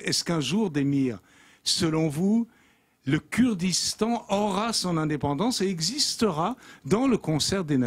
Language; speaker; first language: French; native; French